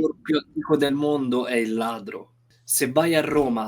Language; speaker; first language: Italian; non-native, fluent; Romanian